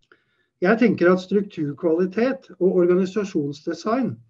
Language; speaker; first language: Norwegian; native; Norwegian